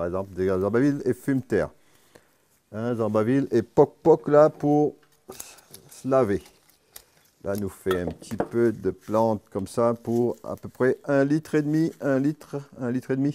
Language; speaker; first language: French; native; French